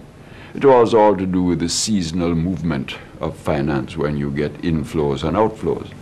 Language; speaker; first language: English; native; English